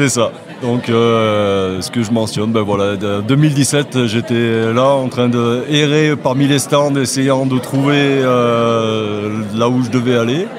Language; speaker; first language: French; native; French